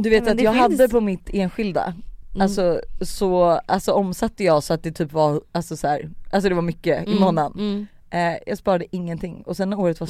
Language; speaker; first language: Swedish; native; Swedish